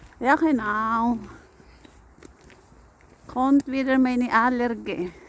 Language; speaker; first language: German; non-native, learner; Filipino